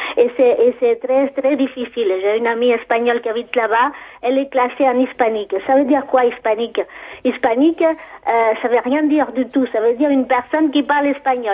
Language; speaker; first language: French; non-native, fluent; Spanish